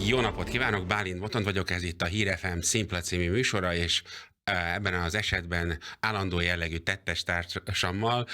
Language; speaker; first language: Hungarian; native; Hungarian